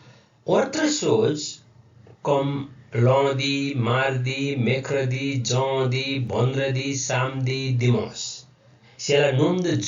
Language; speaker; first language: French; non-native, learner; Nepali